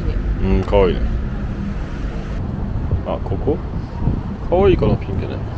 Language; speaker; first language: Japanese; non-native, learner; French